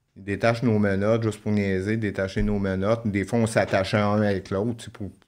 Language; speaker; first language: French; native; French